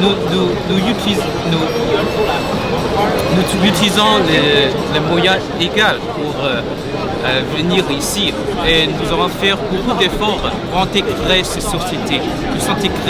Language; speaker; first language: French; non-native, fluent; Chinese